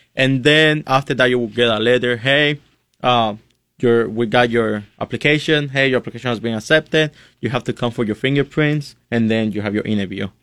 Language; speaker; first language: English; non-native, fluent; Spanish